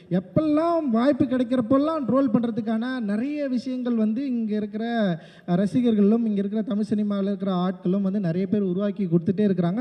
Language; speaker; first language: Tamil; native; Tamil